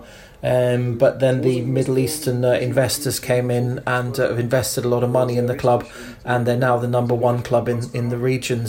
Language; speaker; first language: English; non-native, fluent; German